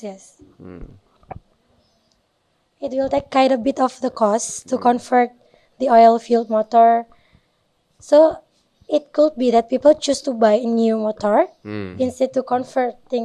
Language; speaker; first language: English; non-native, learner; Indonesian